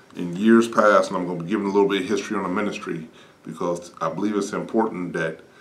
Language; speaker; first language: English; native; English